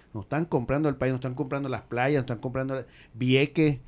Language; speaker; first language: Spanish; native; Spanish